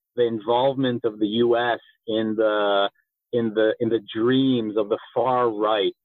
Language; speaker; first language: English; native; English